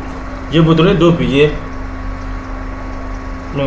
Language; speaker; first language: French; non-native, learner; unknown